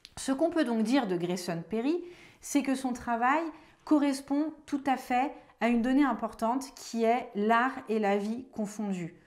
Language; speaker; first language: French; native; French